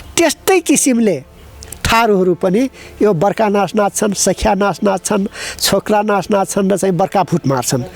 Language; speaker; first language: Nepali; non-native, local second language; Dangaura Tharu